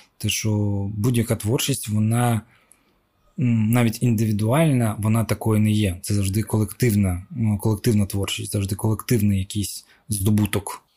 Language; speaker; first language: Ukrainian; non-native, local second language; Russian